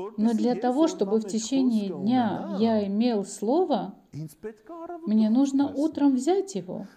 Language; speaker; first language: Russian; non-native, local second language; Armenian